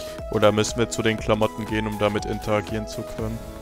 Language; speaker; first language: German; native; German